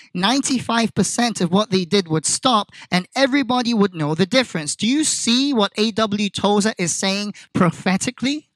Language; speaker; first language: English; non-native, fluent; Korean